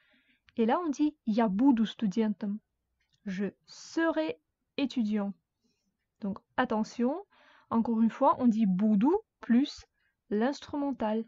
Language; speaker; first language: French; non-native, fluent; Russian